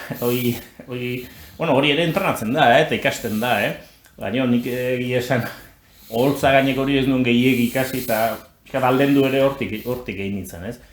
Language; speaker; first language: Basque; native; Basque